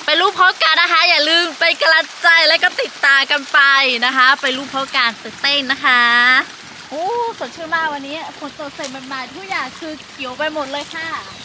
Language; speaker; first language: Thai; non-native, local second language; Lahu